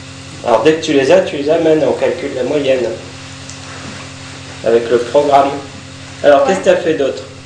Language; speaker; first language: French; native; French